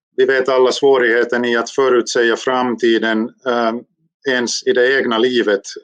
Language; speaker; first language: Swedish; native; Swedish